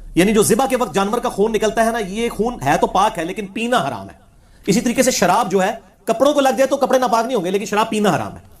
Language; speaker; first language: Urdu; non-native, local second language; Punjabi